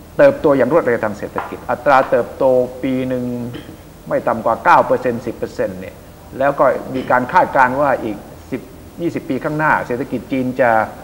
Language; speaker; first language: Thai; native; Thai